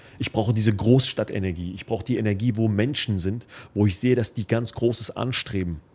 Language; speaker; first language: German; early bilingual, other home language; Arabic